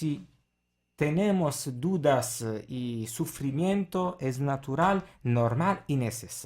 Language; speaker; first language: Spanish; non-native, fluent; Italian